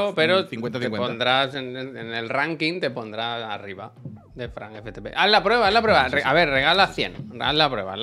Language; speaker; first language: Spanish; native; Spanish